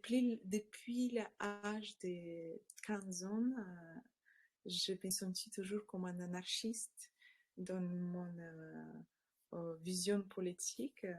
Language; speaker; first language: French; non-native, learner; Russian